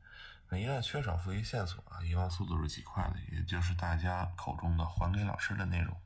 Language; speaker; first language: Chinese; native; Chinese